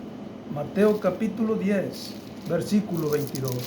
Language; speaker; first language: Spanish; native; Spanish